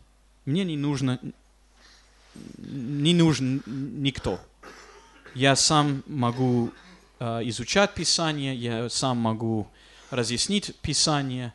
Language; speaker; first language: Russian; non-native, fluent; English